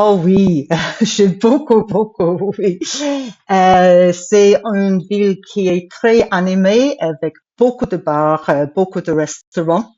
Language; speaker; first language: French; non-native, fluent; English